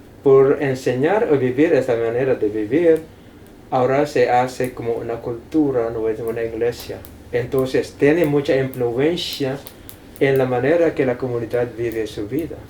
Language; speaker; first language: Spanish; non-native, fluent; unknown